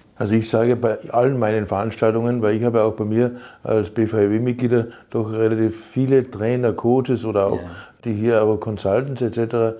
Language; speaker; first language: German; native; German